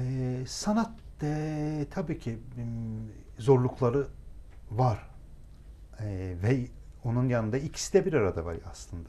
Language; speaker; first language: Turkish; non-native, local second language; Azerbaijani